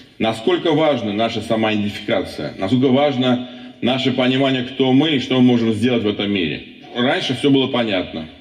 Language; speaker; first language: Russian; non-native, local second language; Armenian